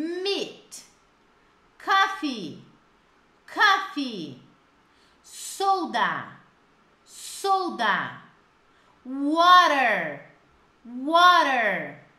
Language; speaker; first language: English; non-native, fluent; Portuguese